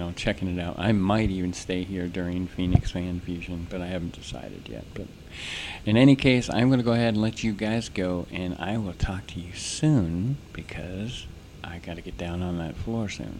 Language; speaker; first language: English; native; English